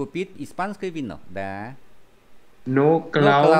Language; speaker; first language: Russian; non-native, learner; Vietnamese